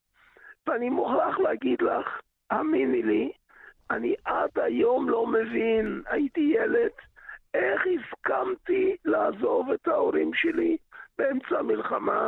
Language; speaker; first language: Hebrew; early bilingual, other home language; Yiddish